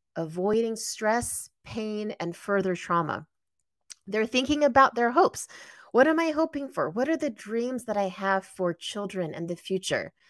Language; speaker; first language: English; native; English